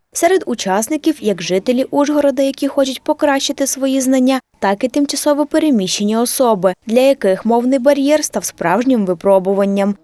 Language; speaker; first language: Ukrainian; native; Ukrainian